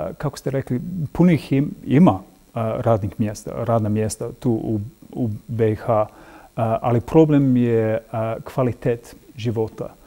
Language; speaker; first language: Croatian; non-native, fluent; English